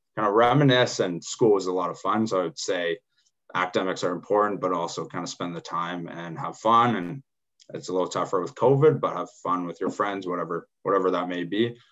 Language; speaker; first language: English; native; English